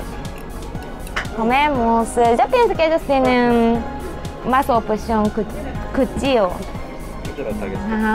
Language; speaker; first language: Spanish; non-native, learner; Japanese